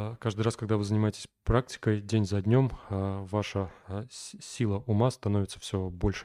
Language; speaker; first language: Russian; native; Russian